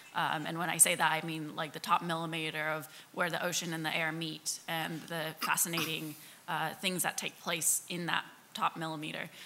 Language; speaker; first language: English; native; English